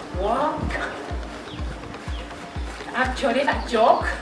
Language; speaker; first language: English; non-native, local second language; Swahili